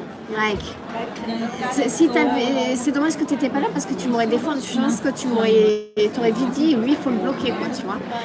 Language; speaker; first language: French; native; French